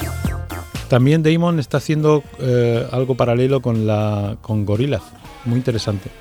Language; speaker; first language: Spanish; native; Spanish